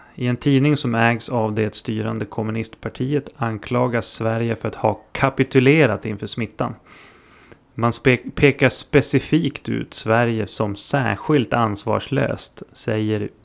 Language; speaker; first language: Swedish; native; Swedish